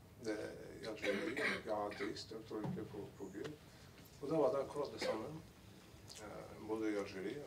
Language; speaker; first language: Norwegian; non-native, learner; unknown